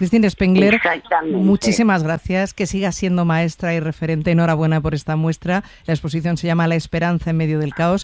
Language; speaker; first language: Spanish; native; Spanish